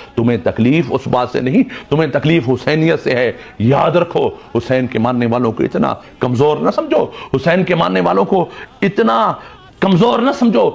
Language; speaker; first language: Urdu; non-native, local second language; Saraiki